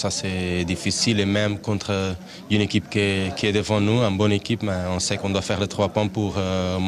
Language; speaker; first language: French; non-native, fluent; Portuguese